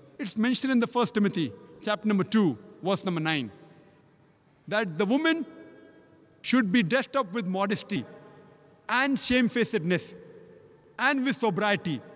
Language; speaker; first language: English; non-native, local second language; Konkani